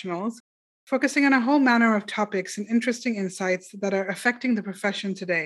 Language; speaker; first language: English; non-native, local second language; Urdu